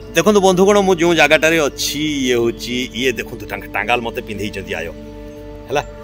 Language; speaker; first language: Hindi; non-native, local second language; Odia